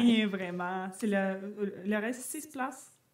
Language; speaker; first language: French; non-native, learner; Ukrainian